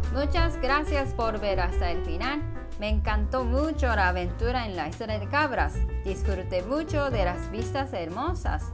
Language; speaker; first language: Spanish; non-native, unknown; Japanese